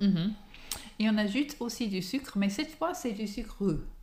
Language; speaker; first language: French; non-native, fluent; English